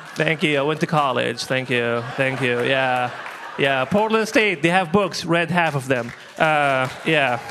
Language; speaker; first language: English; non-native, fluent; Arabic